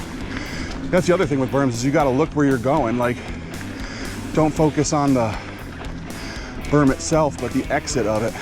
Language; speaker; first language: English; native; English